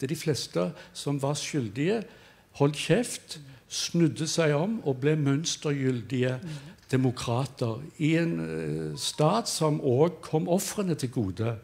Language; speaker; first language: Norwegian; native; Norwegian